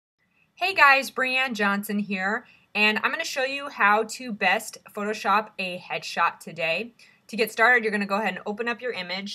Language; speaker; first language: English; native; English